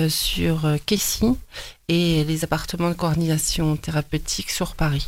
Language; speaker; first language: French; native; French